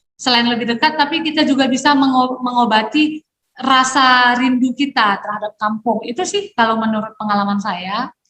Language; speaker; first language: Indonesian; native; Indonesian